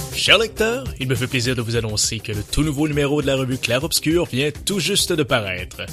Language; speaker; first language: French; native; French